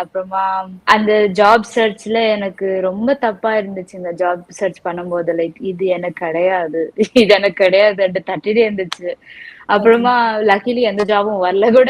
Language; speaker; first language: Tamil; non-native, local second language; Telugu